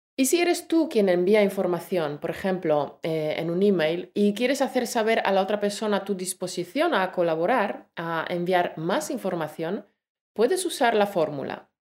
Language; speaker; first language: Spanish; native; Spanish